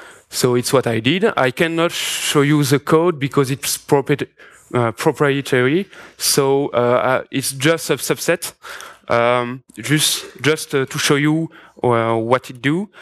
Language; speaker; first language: English; non-native, fluent; French